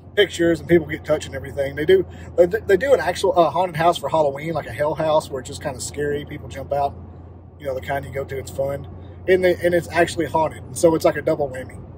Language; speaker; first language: English; native; English